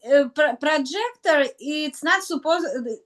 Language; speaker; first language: English; non-native, learner; Russian